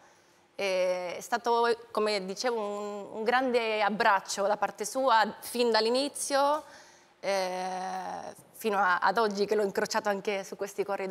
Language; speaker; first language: Italian; non-native, fluent; Spanish